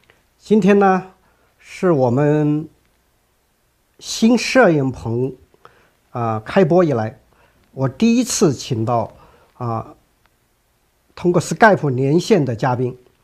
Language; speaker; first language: Chinese; native; Chinese